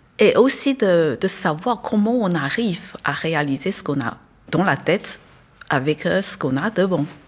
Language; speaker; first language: French; non-native, fluent; Chinese